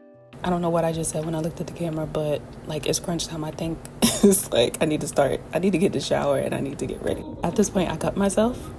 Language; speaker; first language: English; native; English